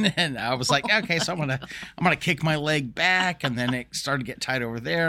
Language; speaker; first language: English; native; English